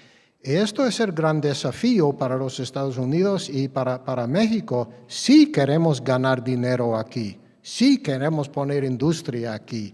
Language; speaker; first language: Spanish; non-native, fluent; English